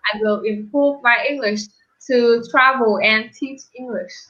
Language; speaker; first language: English; non-native, learner; Vietnamese